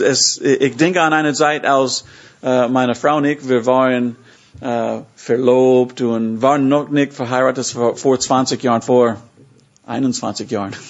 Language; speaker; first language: German; non-native, fluent; English